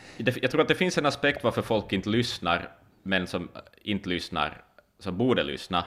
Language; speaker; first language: Swedish; native; Swedish